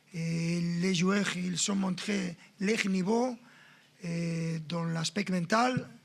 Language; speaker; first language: French; non-native, fluent; Spanish